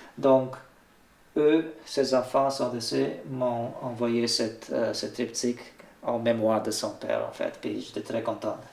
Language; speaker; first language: French; non-native, fluent; Bulgarian